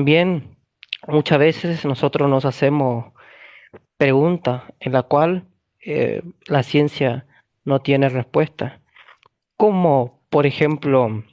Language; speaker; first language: Spanish; native; Spanish